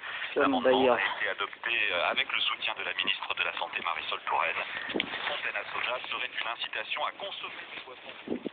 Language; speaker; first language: French; native; French